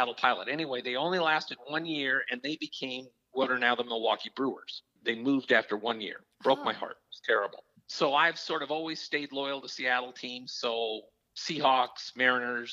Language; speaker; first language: English; native; English